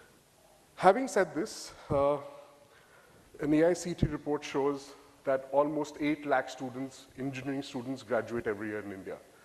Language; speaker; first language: English; non-native, local second language; Bangla